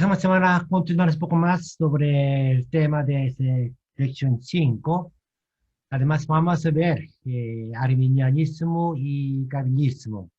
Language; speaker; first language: Spanish; non-native, fluent; Korean